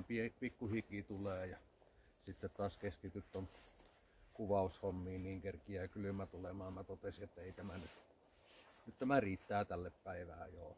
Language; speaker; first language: Finnish; native; Finnish